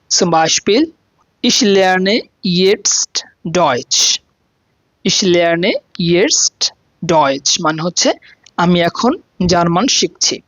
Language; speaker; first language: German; non-native, fluent; Bangla